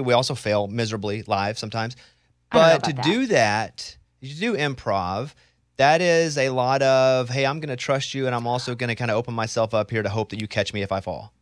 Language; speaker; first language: English; native; English